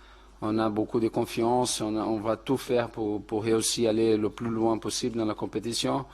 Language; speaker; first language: French; non-native, fluent; Portuguese